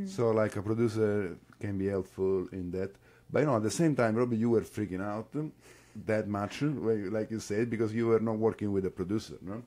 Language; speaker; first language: English; non-native, fluent; Italian